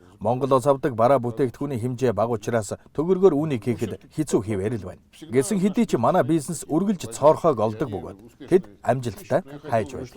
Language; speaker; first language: Mongolian; non-native, fluent; Russian